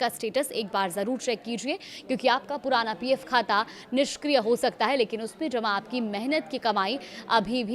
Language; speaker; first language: Hindi; native; Hindi